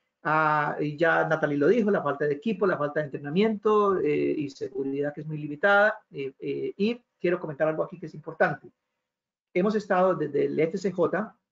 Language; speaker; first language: Spanish; native; Spanish